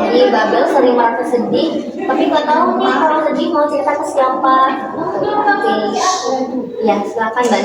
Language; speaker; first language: Indonesian; native; Indonesian